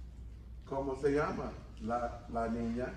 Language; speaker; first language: Spanish; non-native, learner; English